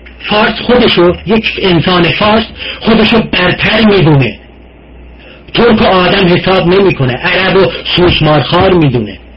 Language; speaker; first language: Persian; non-native, local second language; Azerbaijani